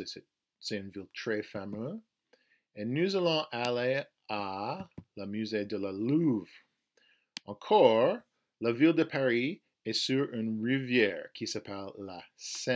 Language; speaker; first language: French; non-native, fluent; English